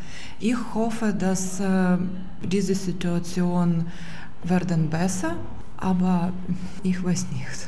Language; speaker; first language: German; non-native, learner; Ukrainian